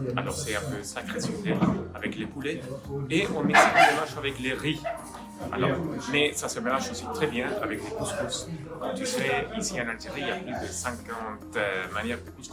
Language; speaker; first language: French; non-native, fluent; Spanish